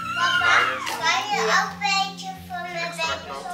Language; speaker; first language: Dutch; early bilingual, other home language; Indonesian